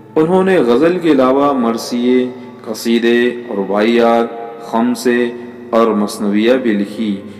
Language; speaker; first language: Urdu; native; Urdu